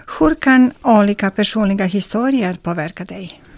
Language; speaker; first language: Swedish; native; Swedish